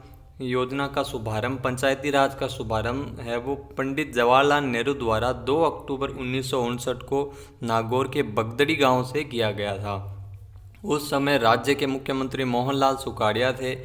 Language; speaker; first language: Hindi; native; Hindi